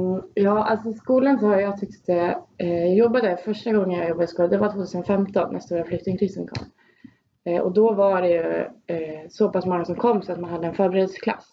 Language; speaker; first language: Swedish; native; Swedish